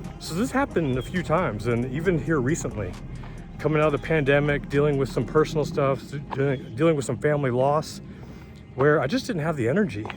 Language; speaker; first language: English; native; English